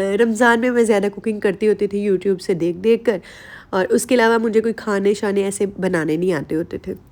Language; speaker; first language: Urdu; non-native, local second language; Punjabi